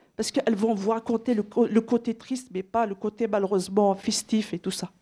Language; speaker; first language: French; non-native, local second language; Kabyle